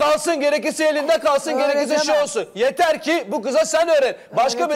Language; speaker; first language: Turkish; native; Turkish